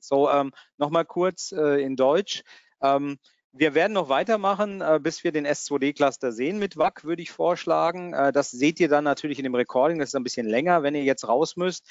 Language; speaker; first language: German; native; German